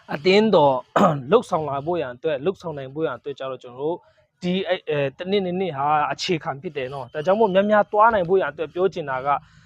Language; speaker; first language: Burmese; non-native, local second language; Kachin